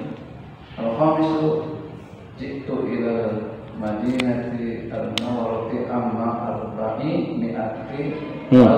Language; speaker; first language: Arabic; non-native, learner; Indonesian